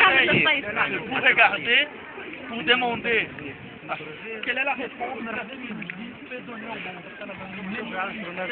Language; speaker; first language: French; non-native, fluent; Portuguese